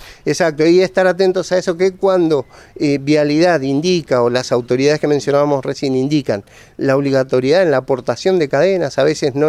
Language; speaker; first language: Spanish; native; Spanish